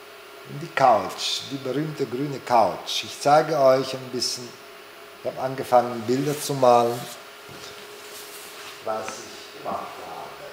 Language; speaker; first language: German; non-native, fluent; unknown